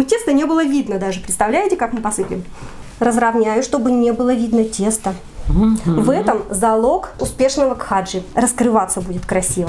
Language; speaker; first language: Russian; native; Russian